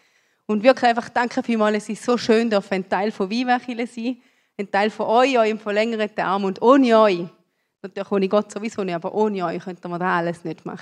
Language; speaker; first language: German; native; German